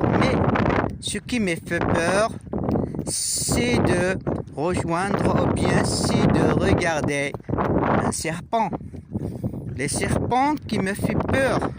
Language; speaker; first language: French; non-native, learner; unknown